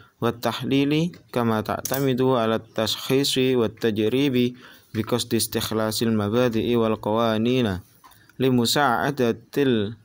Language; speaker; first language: Arabic; non-native, learner; Indonesian